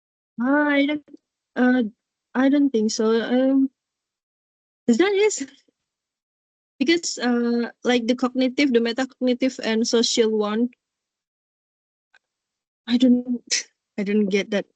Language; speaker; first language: English; non-native, learner; Indonesian